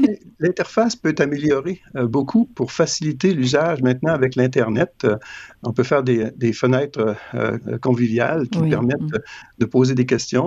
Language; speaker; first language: French; native; French